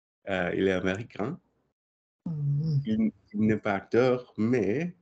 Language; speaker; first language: French; non-native, learner; English